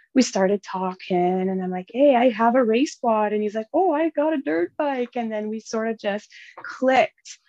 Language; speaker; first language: English; native; English